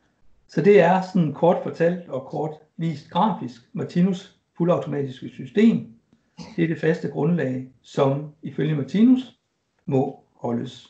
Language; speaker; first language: Danish; native; Danish